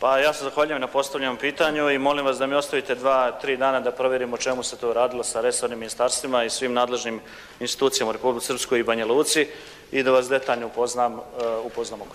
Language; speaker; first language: Croatian; native; Croatian